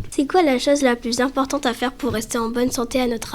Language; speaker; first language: French; native; French